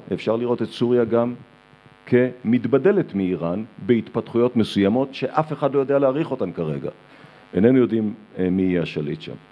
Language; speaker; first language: Hebrew; native; Hebrew